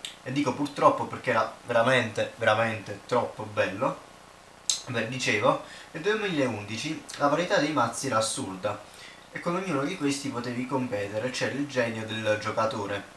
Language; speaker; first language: Italian; native; Italian